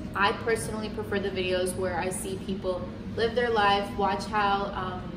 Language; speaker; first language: English; early bilingual, other home language; Spanish